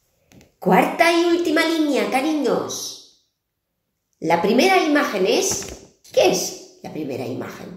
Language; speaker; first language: Spanish; non-native, fluent; Portuguese